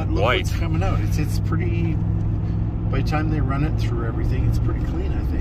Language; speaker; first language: English; native; English